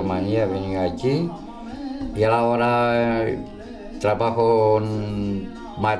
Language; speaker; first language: Spanish; non-native, learner; Romanian